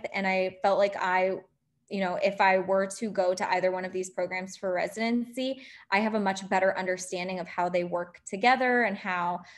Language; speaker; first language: English; native; English